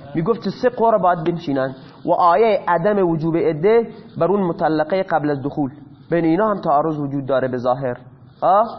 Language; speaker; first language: Persian; non-native, local second language; Baluchi